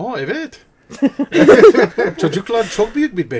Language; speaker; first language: Turkish; non-native, learner; English